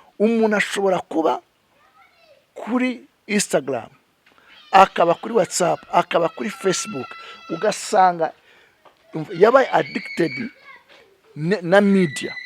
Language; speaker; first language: Kinyarwanda; native; Kinyarwanda